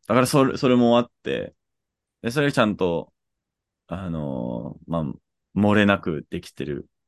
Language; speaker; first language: Japanese; non-native, fluent; English